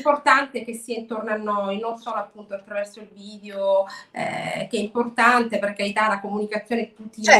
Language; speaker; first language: Italian; native; Italian